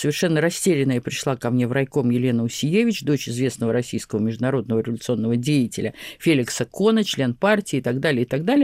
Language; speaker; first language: Russian; native; Russian